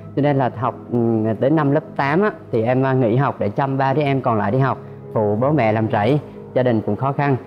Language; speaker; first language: Vietnamese; native; Vietnamese